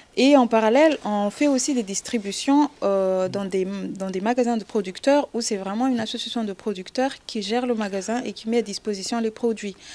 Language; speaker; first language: French; non-native, local second language; Malagasy